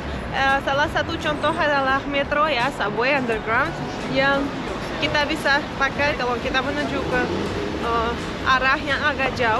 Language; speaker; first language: Indonesian; non-native, fluent; Russian